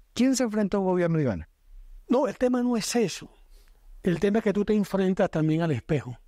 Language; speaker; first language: Spanish; native; Spanish